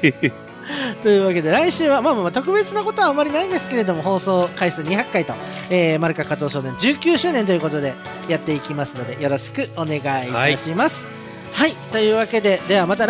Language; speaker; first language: Japanese; native; Japanese